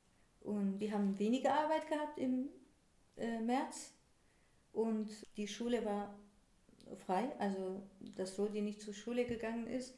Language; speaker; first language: German; non-native, fluent; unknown